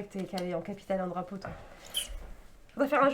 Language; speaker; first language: French; native; French